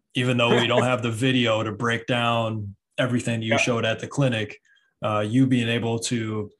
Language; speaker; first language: English; native; English